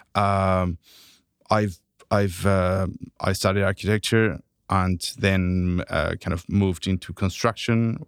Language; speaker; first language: English; non-native, fluent; Spanish